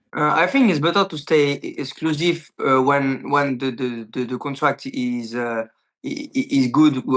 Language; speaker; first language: English; non-native, learner; French